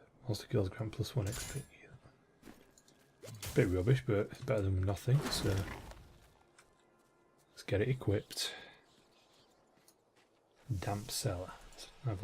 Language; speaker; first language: English; native; English